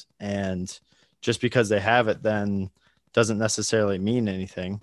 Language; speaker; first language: English; native; English